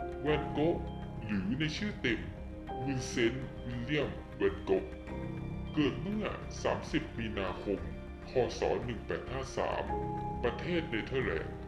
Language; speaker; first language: Thai; native; Thai